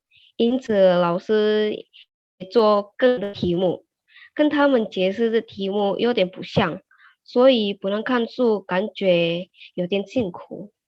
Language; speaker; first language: Chinese; early bilingual, heritage; Chinese